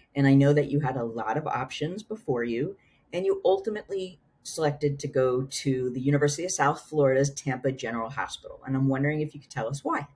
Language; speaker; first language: English; native; English